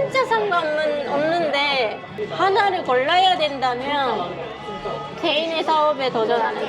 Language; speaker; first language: Korean; non-native, fluent; Japanese